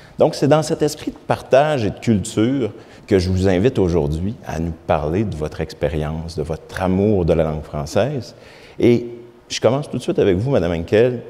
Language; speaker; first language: French; native; French